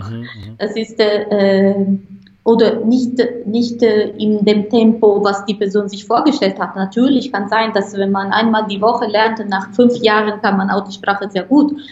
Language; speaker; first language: German; non-native, fluent; Italian